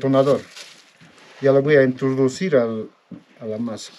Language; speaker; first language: Spanish; native; Spanish